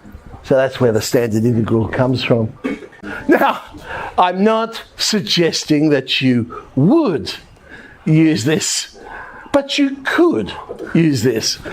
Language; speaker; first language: English; native; English